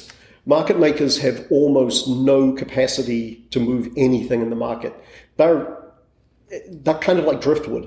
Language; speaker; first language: English; native; English